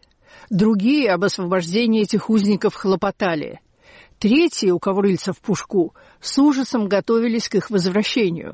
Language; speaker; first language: Russian; native; Russian